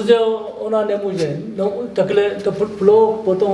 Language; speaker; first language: Czech; non-native, learner; Korean